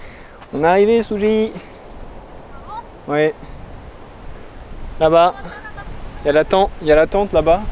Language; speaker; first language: French; native; French